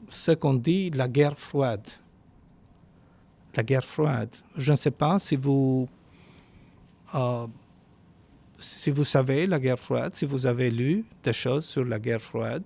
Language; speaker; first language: French; non-native, fluent; Albanian